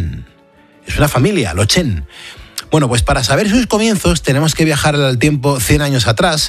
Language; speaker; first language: Spanish; native; Spanish